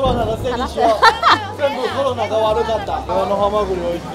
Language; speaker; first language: Japanese; non-native, fluent; Chinese